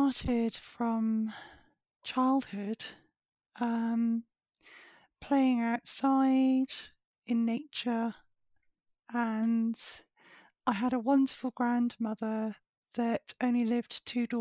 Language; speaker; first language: English; native; English